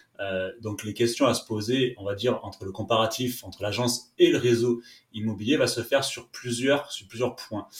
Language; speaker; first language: French; native; French